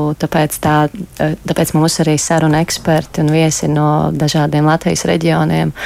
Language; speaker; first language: Latvian; native; Latvian